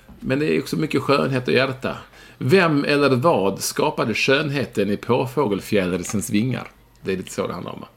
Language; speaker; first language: Swedish; native; Swedish